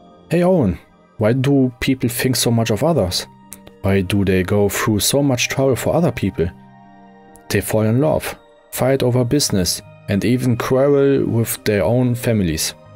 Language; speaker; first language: English; non-native, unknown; German